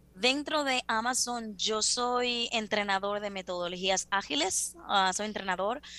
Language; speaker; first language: Spanish; native; Spanish